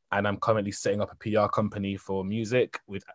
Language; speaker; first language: English; native; English